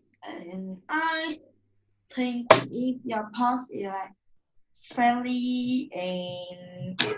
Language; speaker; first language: English; non-native, learner; Vietnamese